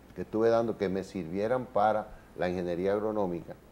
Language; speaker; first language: Spanish; native; Spanish